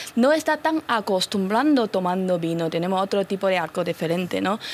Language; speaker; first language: Spanish; non-native, fluent; Chinese